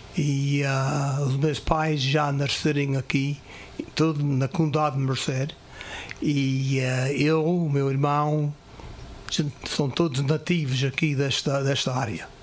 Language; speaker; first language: Portuguese; early bilingual, heritage; Portuguese